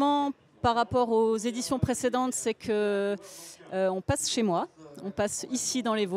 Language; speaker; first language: French; native; French